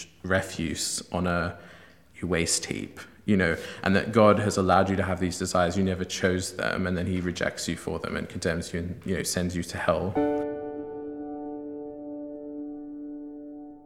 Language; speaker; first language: English; native; English